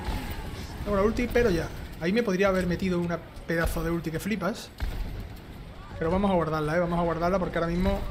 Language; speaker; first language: Spanish; native; Spanish